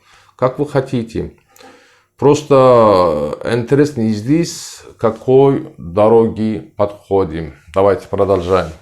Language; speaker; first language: Russian; non-native, learner; Turkish